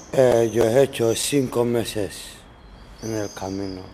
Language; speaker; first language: Spanish; non-native, learner; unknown